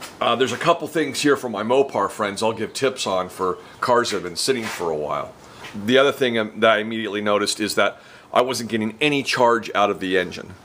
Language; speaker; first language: English; native; English